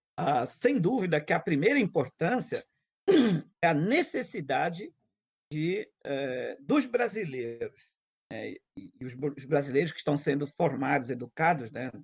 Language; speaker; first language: Portuguese; non-native, local second language; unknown